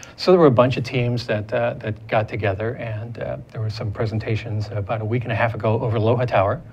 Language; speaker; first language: English; native; English